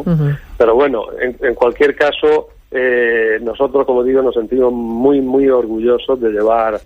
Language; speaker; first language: Spanish; native; Spanish